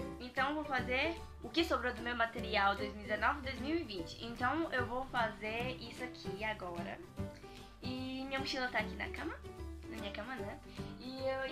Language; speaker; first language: Portuguese; early bilingual, heritage; Portuguese